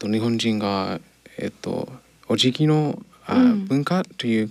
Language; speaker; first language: Japanese; non-native, learner; English